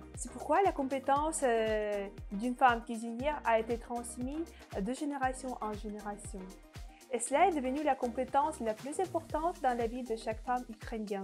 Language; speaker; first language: French; non-native, fluent; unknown